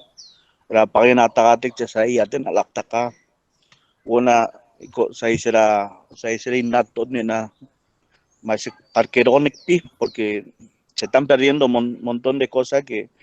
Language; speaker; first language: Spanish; non-native, local second language; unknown